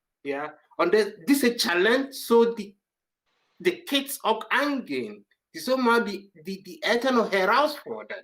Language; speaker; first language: German; non-native, learner; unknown